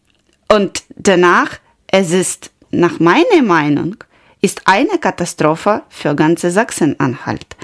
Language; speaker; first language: German; non-native, learner; Ukrainian